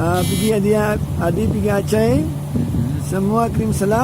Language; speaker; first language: Indonesian; non-native, learner; Urdu